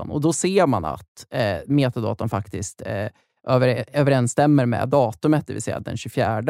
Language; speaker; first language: Swedish; native; Swedish